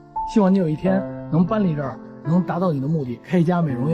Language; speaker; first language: Chinese; native; Chinese